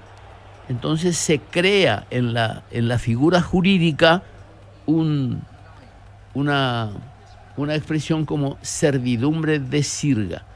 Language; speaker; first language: Spanish; native; Spanish